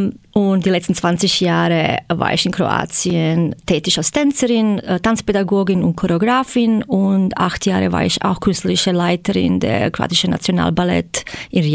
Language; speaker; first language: German; non-native, fluent; Croatian